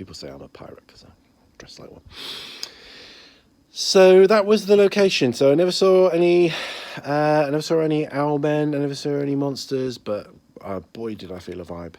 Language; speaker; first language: English; native; English